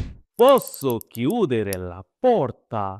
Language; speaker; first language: Italian; non-native, fluent; Bangla